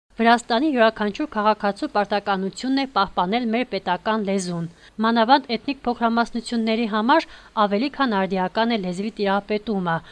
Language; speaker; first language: Armenian; native; Armenian